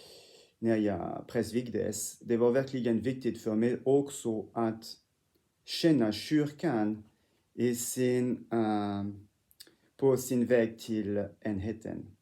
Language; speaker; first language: Swedish; non-native, fluent; French